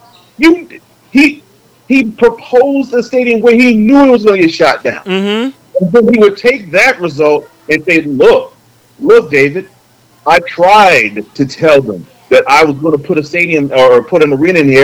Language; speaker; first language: English; native; English